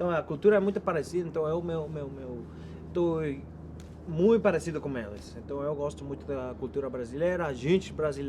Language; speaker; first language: Portuguese; non-native, learner; Spanish